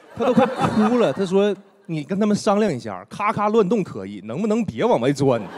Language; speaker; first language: Chinese; native; Chinese